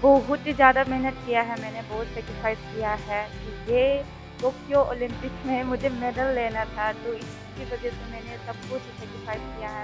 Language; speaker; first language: Hindi; non-native, local second language; Manipuri